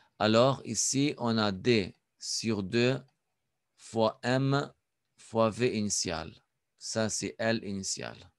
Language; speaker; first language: French; non-native, local second language; Arabic